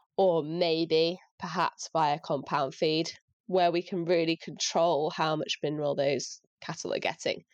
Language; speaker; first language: English; native; English